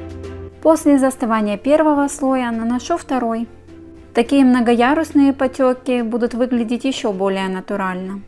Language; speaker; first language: Russian; native; Russian